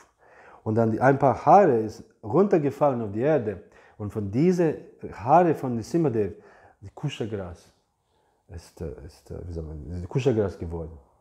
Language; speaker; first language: German; non-native, fluent; English